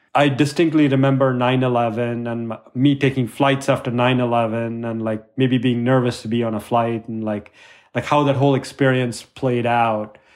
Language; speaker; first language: English; non-native, local second language; Tamil